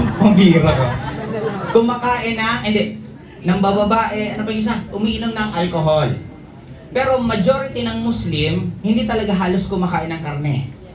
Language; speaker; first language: Filipino; non-native, local second language; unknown